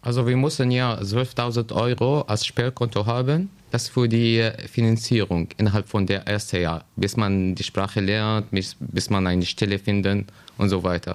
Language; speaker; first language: German; non-native, learner; Arabic